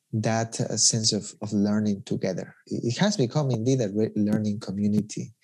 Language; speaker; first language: English; non-native, fluent; Spanish